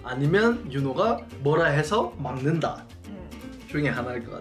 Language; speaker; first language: Korean; native; Korean